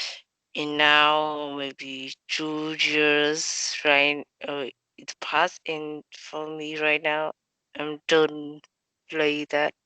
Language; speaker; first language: English; non-native, learner; Vietnamese